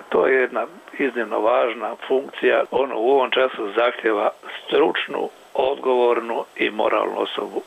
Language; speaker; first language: Croatian; native; Croatian